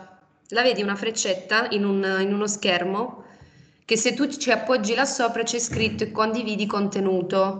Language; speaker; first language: Italian; native; Italian